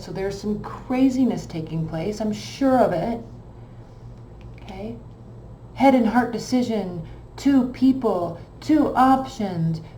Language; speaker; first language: English; native; English